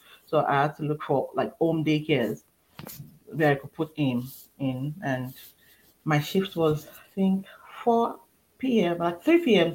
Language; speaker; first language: English; non-native, local second language; Yoruba